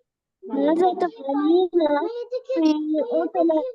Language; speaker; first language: Arabic; non-native, learner; Hindi